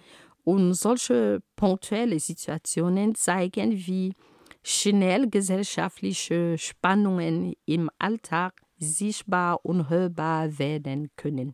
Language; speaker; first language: German; non-native, fluent; Ghomala